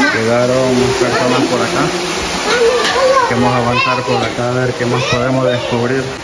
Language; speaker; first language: Spanish; native; Spanish